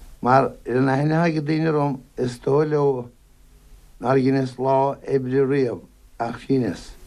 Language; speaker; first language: Irish; native; Irish